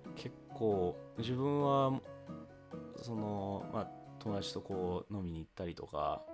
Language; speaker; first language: Japanese; early bilingual, heritage; English